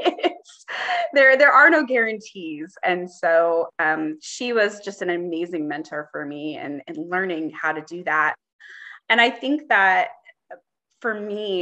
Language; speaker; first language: English; native; English